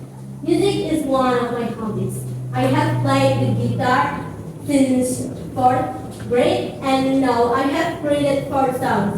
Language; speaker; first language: English; non-native, learner; Indonesian